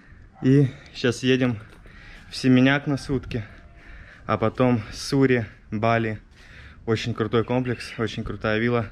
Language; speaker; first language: Russian; native; Russian